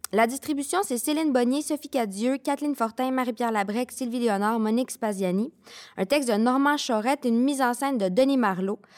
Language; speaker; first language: French; native; French